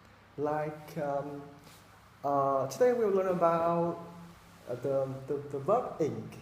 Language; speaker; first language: English; non-native, fluent; Vietnamese